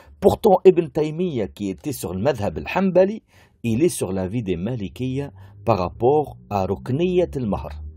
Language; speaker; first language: French; native; French